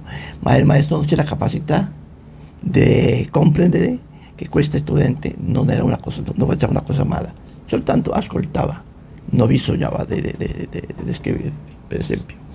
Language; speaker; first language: Italian; non-native, fluent; Spanish